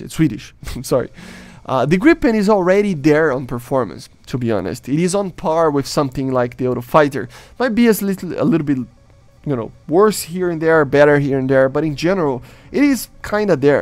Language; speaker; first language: English; non-native, fluent; Portuguese